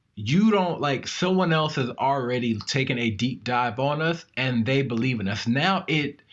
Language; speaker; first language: English; native; English